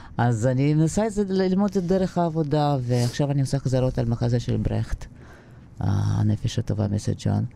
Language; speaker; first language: Hebrew; non-native, fluent; Russian